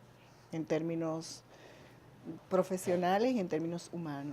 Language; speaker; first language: Spanish; native; Spanish